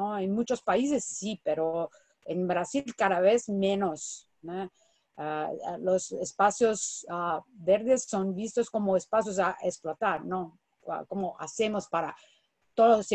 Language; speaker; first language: Spanish; non-native, fluent; Portuguese